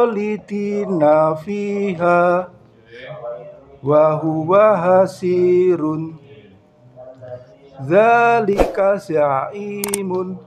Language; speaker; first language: Arabic; non-native, learner; Indonesian